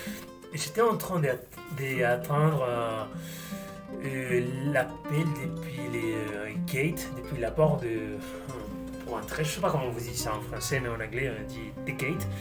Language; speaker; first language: French; non-native, fluent; Spanish